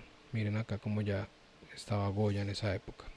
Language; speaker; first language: Spanish; native; Spanish